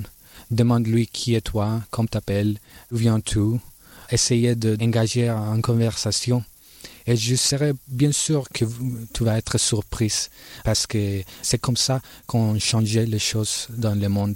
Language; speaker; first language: French; non-native, learner; Spanish